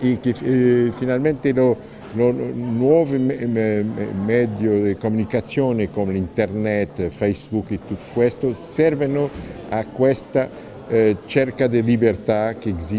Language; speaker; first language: Italian; non-native, learner; Portuguese